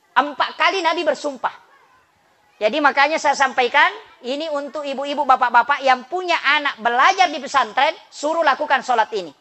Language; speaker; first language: Indonesian; non-native, local second language; Buginese